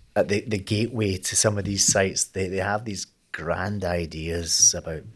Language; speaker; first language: English; native; English